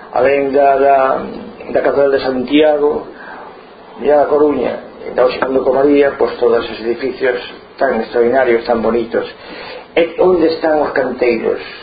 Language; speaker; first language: Galician; non-native, local second language; Spanish